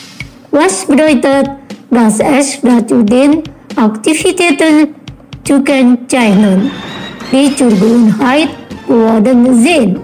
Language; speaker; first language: German; non-native, fluent; Indonesian